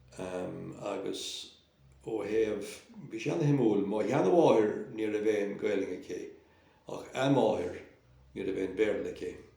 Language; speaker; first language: Irish; non-native, local second language; English